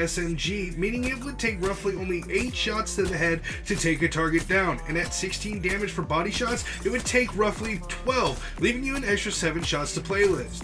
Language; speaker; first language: English; native; English